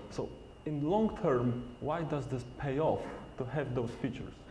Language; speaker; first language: English; non-native, fluent; Polish